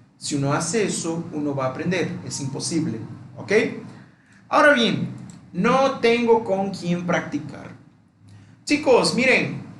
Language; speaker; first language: Spanish; non-native, fluent; Portuguese